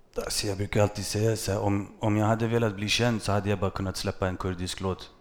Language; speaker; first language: Swedish; early bilingual, other home language; Kurdish